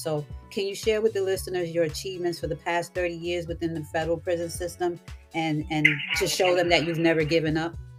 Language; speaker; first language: English; native; English